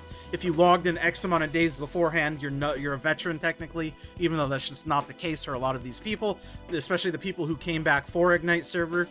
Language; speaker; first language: English; native; English